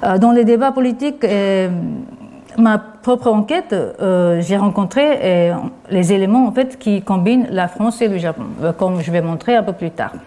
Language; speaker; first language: French; non-native, fluent; Japanese